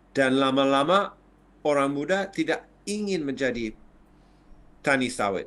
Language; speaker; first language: Indonesian; non-native, fluent; English